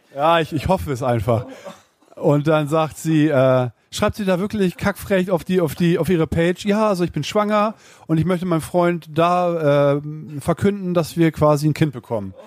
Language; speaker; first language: German; native; German